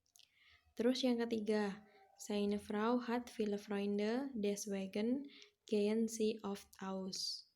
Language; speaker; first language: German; non-native, learner; Indonesian